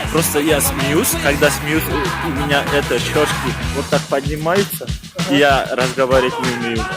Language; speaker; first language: Russian; non-native, local second language; Kazakh